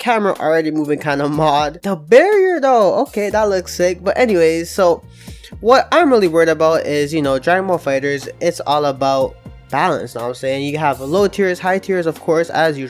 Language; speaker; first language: English; native; English